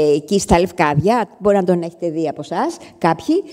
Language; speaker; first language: Greek; native; Greek